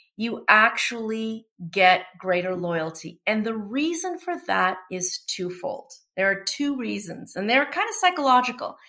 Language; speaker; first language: English; non-native, fluent; Portuguese